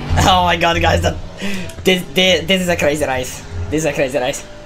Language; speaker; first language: English; non-native, fluent; Italian